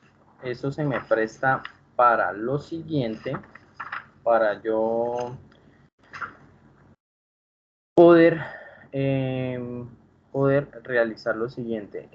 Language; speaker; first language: Spanish; native; Spanish